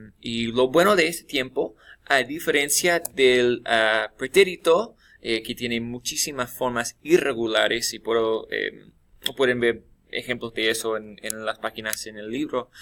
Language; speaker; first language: Spanish; non-native, fluent; English